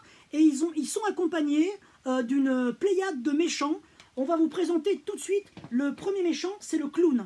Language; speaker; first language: French; native; French